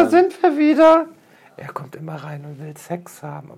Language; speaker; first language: German; native; German